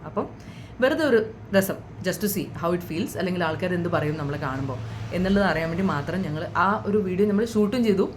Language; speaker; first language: Malayalam; early bilingual, heritage; Malayalam